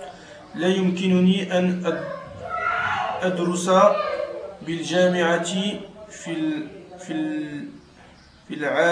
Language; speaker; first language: Arabic; non-native, learner; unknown